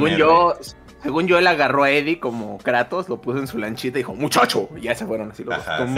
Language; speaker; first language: Spanish; native; Spanish